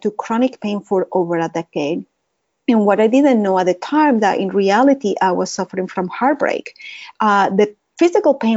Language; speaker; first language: English; non-native, fluent; Spanish